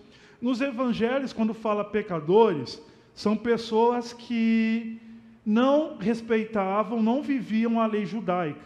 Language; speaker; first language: Portuguese; native; Portuguese